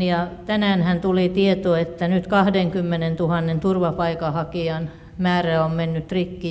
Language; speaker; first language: Finnish; native; Finnish